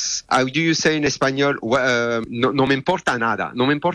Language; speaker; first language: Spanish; non-native, fluent; French